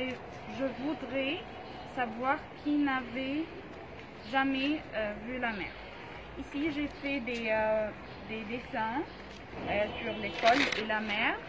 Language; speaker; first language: French; non-native, learner; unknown